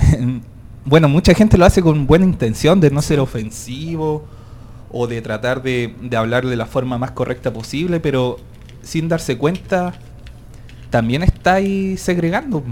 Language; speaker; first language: Spanish; native; Spanish